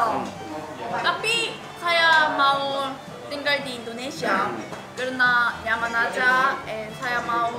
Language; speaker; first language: Indonesian; non-native, learner; Korean